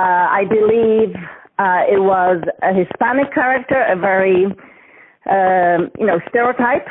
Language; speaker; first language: English; non-native, fluent; Polish